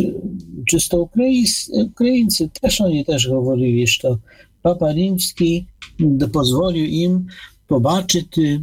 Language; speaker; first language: Ukrainian; non-native, fluent; Polish